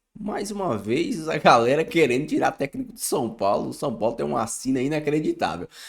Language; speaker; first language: Portuguese; native; Portuguese